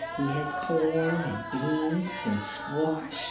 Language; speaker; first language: English; native; English